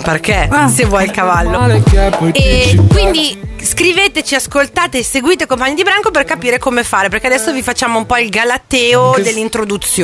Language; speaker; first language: Italian; native; Italian